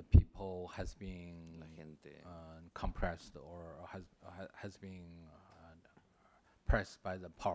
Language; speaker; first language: English; non-native, learner; Chinese